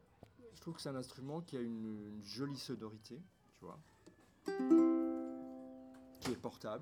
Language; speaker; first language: French; native; French